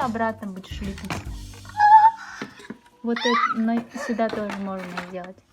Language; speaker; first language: Russian; non-native, local second language; Kazakh